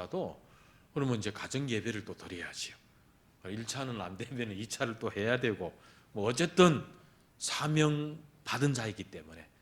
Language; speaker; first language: Korean; early bilingual, heritage; Korean